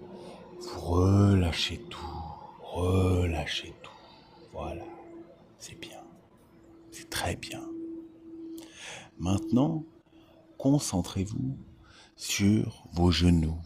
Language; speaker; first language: French; native; French